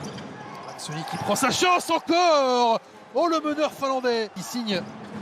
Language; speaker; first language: French; native; French